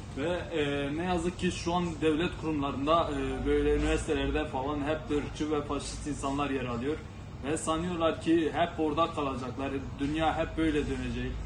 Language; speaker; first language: Turkish; non-native, local second language; Kurdish